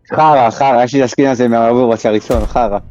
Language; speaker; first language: Hebrew; native; Hebrew